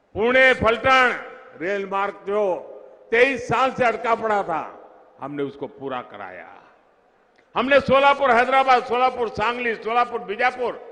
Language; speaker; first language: Hindi; non-native, local second language; Gujarati